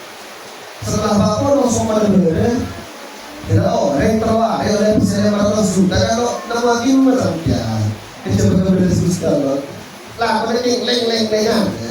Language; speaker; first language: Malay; non-native, local second language; Javanese